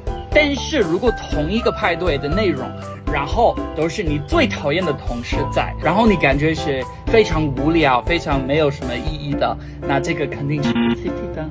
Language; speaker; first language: Chinese; non-native, fluent; English